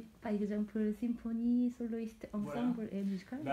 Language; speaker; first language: French; non-native, learner; Korean